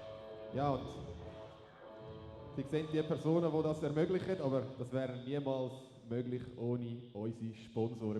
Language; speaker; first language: German; native; German